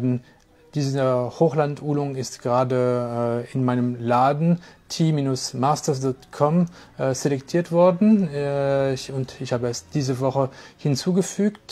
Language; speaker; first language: German; non-native, fluent; French